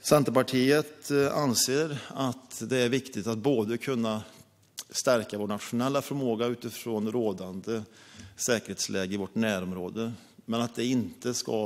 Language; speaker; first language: Swedish; native; Swedish